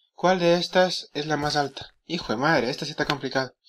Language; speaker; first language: Spanish; native; Spanish